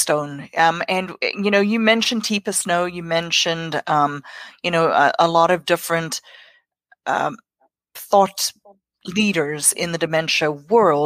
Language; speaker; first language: English; non-native, local second language; Afrikaans